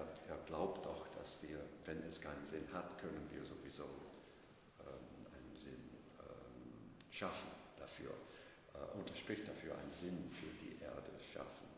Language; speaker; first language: German; non-native, fluent; English